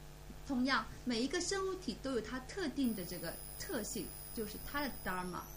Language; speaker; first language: Chinese; native; Chinese